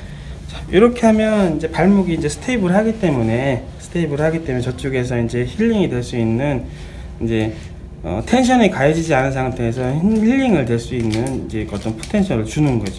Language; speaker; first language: Korean; native; Korean